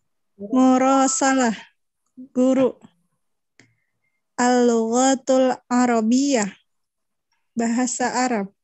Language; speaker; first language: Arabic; non-native, learner; Indonesian